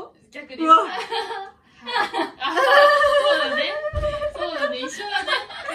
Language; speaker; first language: Japanese; native; Japanese